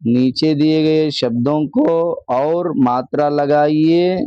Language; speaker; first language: Hindi; non-native, local second language; Telugu